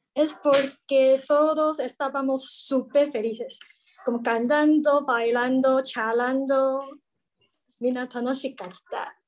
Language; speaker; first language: Spanish; non-native, learner; Chinese